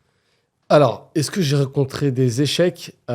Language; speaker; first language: French; native; French